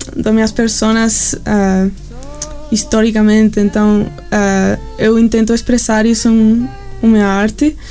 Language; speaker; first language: Portuguese; non-native, learner; English